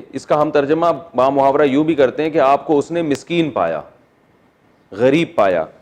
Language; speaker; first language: Urdu; native; Urdu